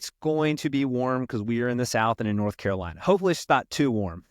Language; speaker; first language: English; native; English